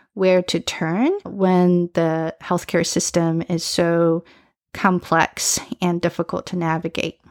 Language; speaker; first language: English; early bilingual, other home language; Chinese